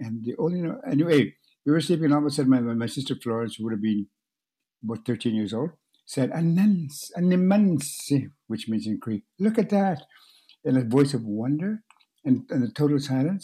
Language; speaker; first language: English; non-native, fluent; Cree